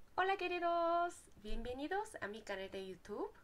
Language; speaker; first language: Spanish; non-native, fluent; Korean